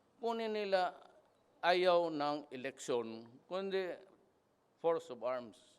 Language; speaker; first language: Filipino; non-native, local second language; Cebuano